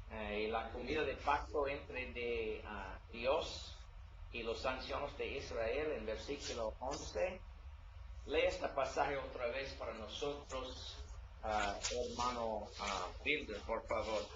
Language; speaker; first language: Spanish; non-native, learner; English